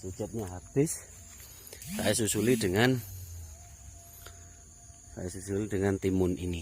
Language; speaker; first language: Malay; non-native, local second language; Javanese